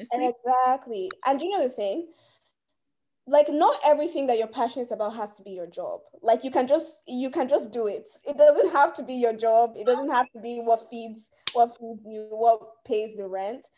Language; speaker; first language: English; native; English